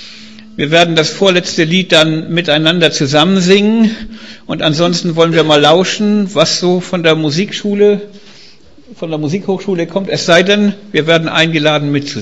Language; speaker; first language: German; native; German